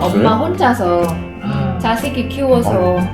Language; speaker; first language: Korean; non-native, learner; Vietnamese